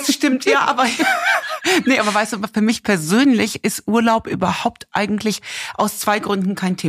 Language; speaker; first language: German; native; German